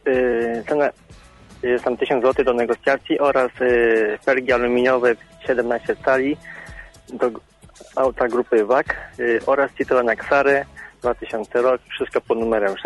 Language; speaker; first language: Polish; native; Polish